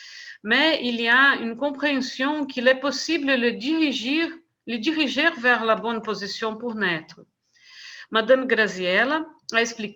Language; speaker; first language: French; non-native, fluent; Portuguese